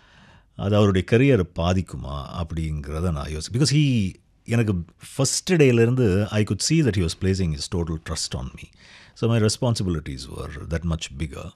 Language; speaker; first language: Tamil; native; Tamil